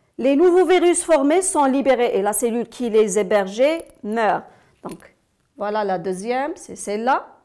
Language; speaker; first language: French; non-native, local second language; Arabic